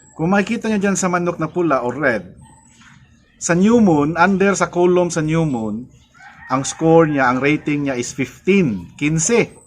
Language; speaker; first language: Filipino; non-native, local second language; Cebuano